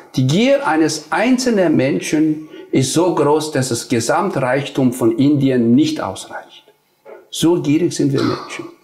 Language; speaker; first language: German; non-native, fluent; Nepali